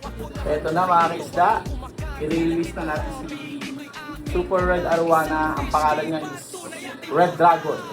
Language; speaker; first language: Filipino; native; Filipino